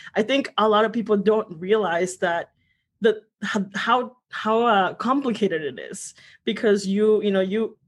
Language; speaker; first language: English; early bilingual, other home language; Spanish